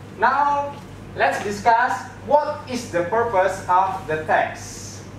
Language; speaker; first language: English; non-native, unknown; Indonesian